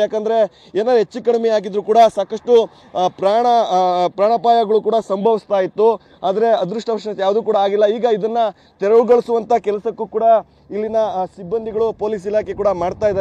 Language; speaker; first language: Kannada; native; Kannada